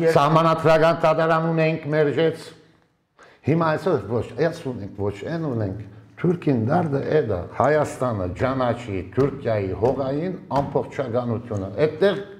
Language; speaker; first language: Armenian; early bilingual, heritage; Armenian